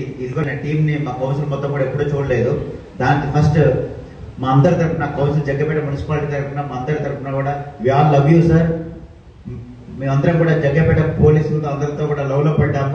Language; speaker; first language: Telugu; native; Telugu